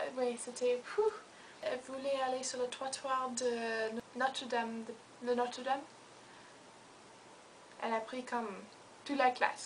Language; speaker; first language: French; non-native, learner; English